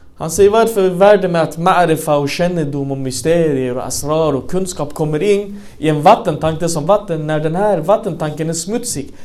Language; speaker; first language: Swedish; non-native, fluent; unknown